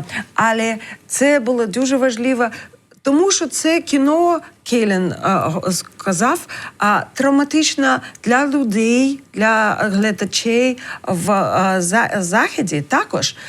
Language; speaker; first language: Ukrainian; non-native, learner; English